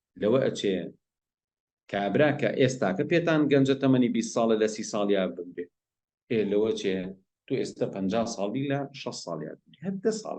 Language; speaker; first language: Central Kurdish; non-native, local second language; Gurani